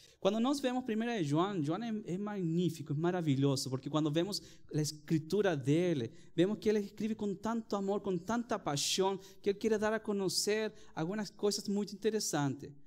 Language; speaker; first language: Portuguese; non-native, fluent; Spanish